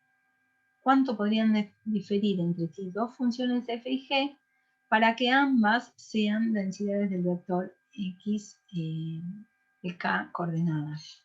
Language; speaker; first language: Spanish; native; Spanish